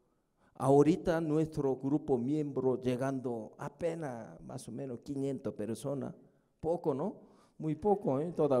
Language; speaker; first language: Spanish; non-native, fluent; Korean